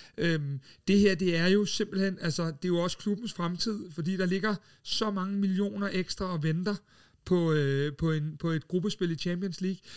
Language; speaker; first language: Danish; native; Danish